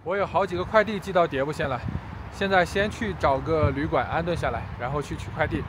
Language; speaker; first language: Chinese; native; Chinese